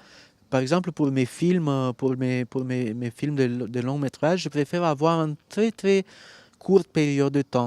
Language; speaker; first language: French; non-native, fluent; Romanian